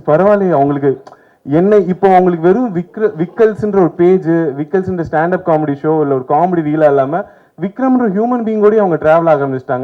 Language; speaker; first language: Tamil; native; Tamil